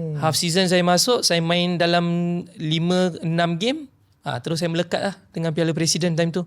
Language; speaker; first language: Malay; non-native, local second language; Tamil